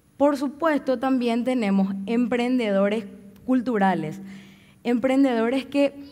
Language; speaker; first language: Spanish; native; Spanish